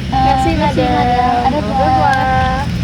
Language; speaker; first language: French; non-native, learner; Indonesian